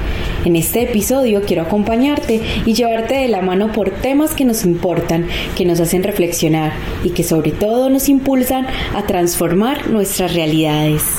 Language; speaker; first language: Spanish; native; Spanish